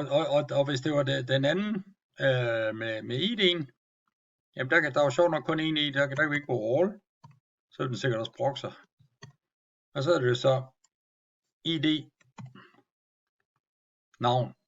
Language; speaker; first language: Danish; native; Danish